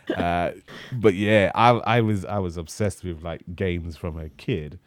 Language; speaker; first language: English; native; English